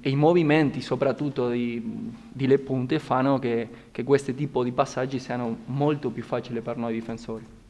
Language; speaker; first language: Italian; non-native, fluent; Spanish